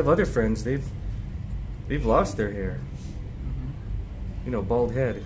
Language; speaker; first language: English; native; English